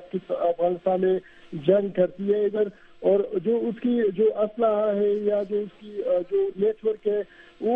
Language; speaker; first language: Hindi; non-native, fluent; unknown